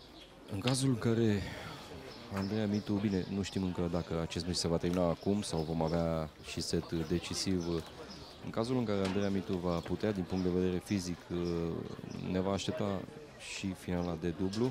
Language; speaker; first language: Romanian; native; Romanian